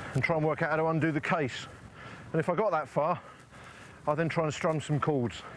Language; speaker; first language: English; native; English